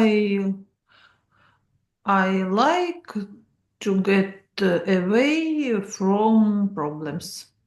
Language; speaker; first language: English; non-native, learner; Russian